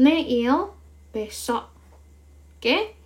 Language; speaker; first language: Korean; non-native, fluent; Indonesian